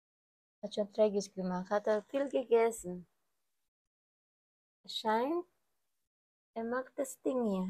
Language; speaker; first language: German; non-native, learner; Filipino